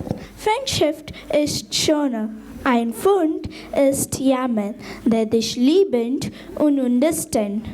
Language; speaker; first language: German; non-native, learner; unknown